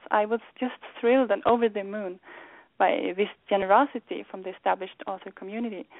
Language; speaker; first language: English; non-native, fluent; Swedish